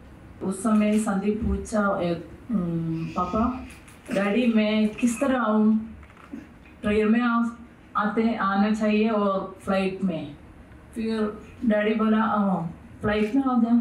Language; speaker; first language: Hindi; non-native, local second language; Malayalam